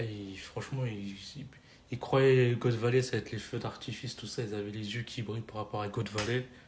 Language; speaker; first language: French; native; French